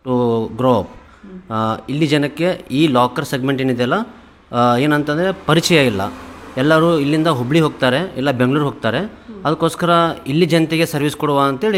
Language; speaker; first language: Kannada; native; Kannada